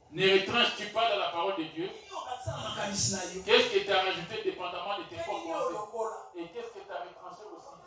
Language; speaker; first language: French; non-native, local second language; Lingala